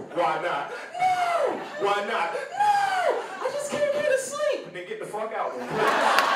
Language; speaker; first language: English; native; English